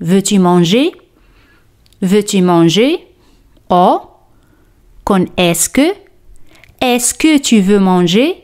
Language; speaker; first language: French; non-native, fluent; Spanish